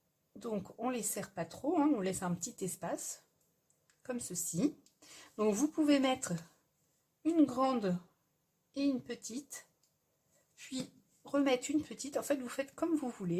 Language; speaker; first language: French; native; French